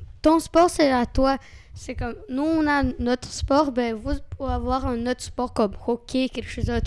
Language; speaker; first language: French; non-native, learner; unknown